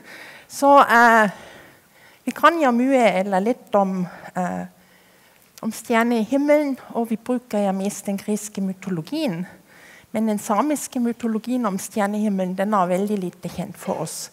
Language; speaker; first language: Norwegian; non-native, fluent; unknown